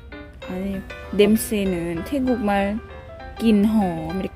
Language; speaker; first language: Korean; non-native, learner; Thai